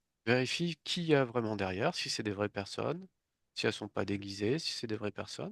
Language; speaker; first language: French; native; French